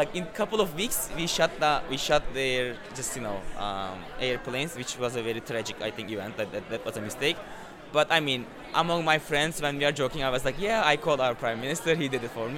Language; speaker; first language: English; non-native, fluent; Turkish